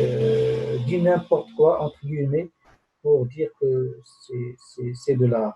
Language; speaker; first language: French; non-native, local second language; Arabic